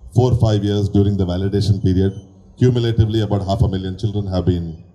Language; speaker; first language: English; non-native, local second language; Tamil